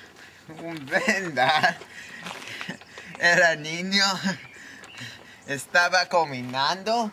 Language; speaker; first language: Spanish; non-native, learner; English